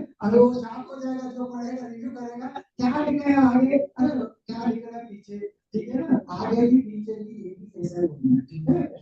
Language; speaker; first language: Hindi; non-native, local second language; Telugu